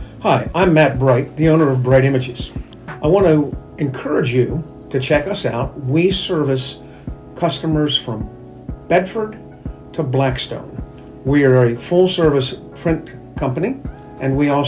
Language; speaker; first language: English; native; English